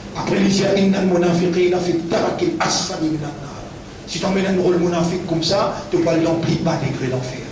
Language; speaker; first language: French; non-native, local second language; Morisyen